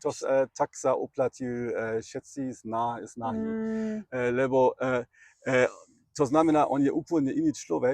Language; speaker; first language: Slovak; non-native, learner; German